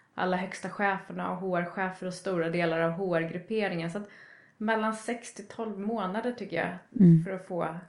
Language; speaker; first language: Swedish; native; Swedish